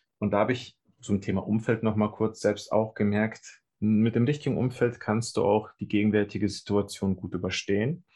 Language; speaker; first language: German; early bilingual, other home language; Russian